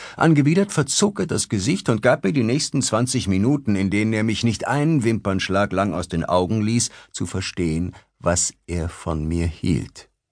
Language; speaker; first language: German; native; German